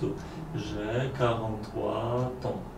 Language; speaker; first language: French; non-native, learner; Polish